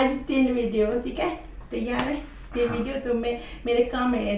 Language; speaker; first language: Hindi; non-native, learner; Malay